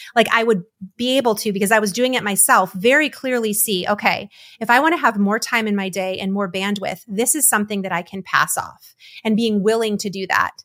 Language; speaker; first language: English; native; English